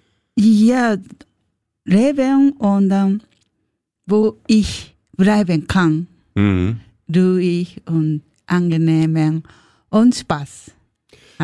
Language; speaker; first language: German; non-native, learner; Japanese